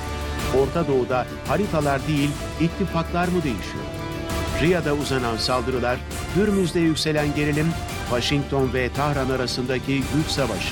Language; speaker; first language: Turkish; native; Turkish